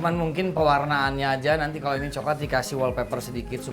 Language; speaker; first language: Indonesian; native; Indonesian